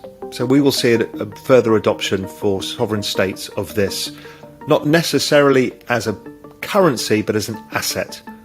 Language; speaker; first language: English; native; English